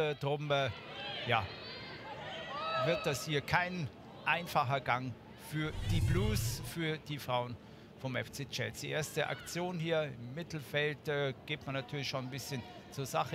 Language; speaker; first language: German; native; German